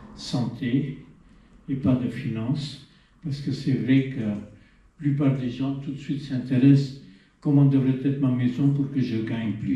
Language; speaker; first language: French; non-native, fluent; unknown